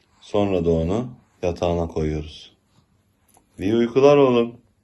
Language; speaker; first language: Turkish; native; Turkish